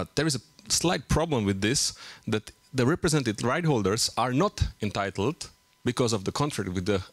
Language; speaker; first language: English; non-native, fluent; Czech